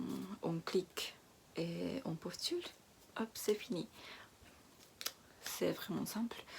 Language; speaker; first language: French; non-native, learner; Japanese